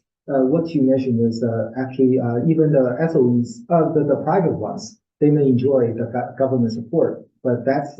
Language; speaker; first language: English; non-native, fluent; Chinese